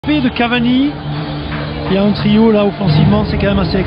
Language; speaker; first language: French; native; French